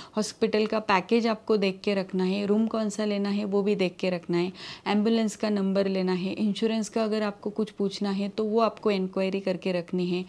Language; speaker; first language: Hindi; non-native, local second language; Marathi